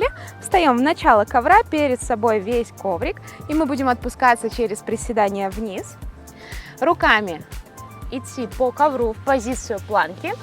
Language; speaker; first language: Russian; native; Russian